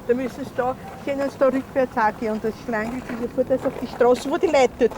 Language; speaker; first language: German; non-native, learner; Polish